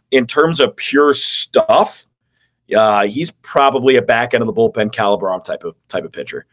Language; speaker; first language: English; native; English